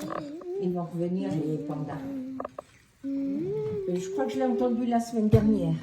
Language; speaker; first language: French; native; French